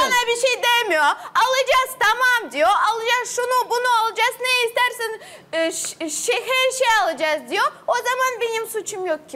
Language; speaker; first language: Turkish; non-native, learner; Russian